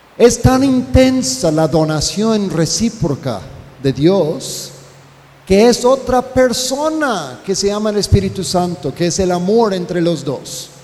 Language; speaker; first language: Spanish; non-native, fluent; English